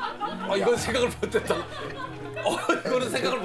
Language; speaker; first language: Korean; native; Korean